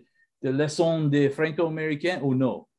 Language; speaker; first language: French; non-native, learner; English